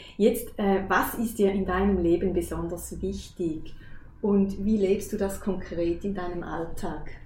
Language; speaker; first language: German; native; German